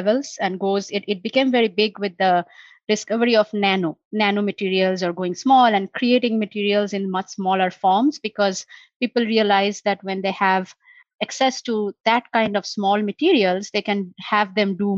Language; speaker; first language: English; non-native, local second language; Bangla